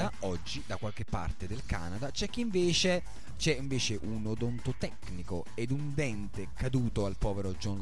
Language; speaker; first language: Italian; native; Italian